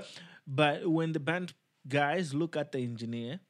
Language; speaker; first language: English; non-native, local second language; Nyanja